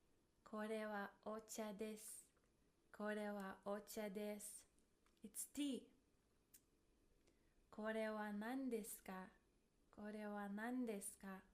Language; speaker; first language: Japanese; non-native, fluent; English